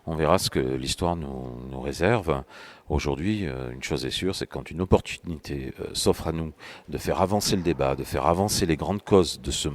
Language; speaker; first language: French; native; French